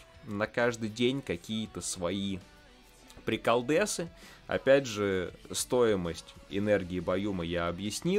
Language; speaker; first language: Russian; native; Russian